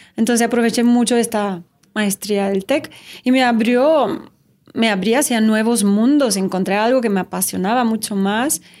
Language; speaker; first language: Spanish; non-native, fluent; Romanian